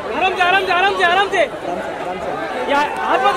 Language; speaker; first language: Hindi; native; Hindi